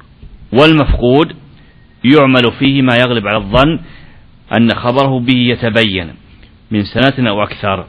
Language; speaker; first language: Arabic; native; Arabic